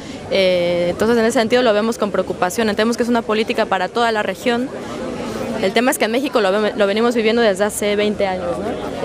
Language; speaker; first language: Spanish; native; Spanish